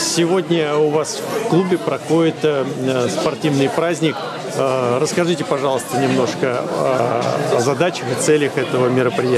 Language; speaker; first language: Russian; native; Russian